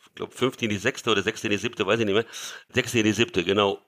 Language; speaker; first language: German; early bilingual, other home language; Hungarian